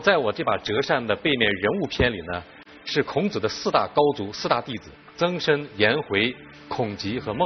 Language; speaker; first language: Chinese; native; Chinese